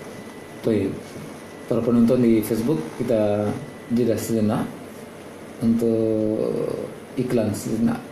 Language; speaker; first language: Indonesian; native; Indonesian